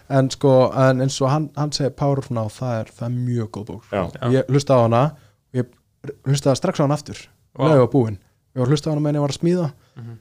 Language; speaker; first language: Icelandic; early bilingual, other home language; Portuguese